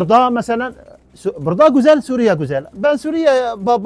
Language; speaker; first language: Turkish; non-native, learner; Arabic